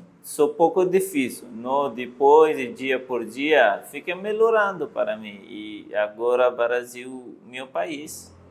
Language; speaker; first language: Portuguese; non-native, learner; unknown